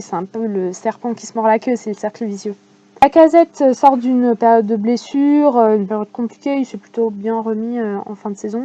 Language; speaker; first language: French; native; French